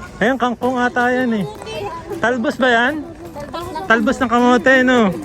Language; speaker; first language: Filipino; native; Filipino